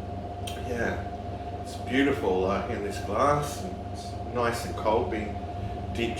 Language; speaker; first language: English; native; English